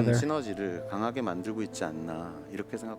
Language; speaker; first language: Korean; native; Korean